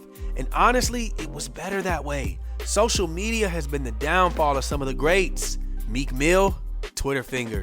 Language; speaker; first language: English; native; English